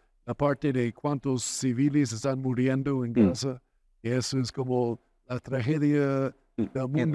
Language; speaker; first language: Spanish; non-native, fluent; English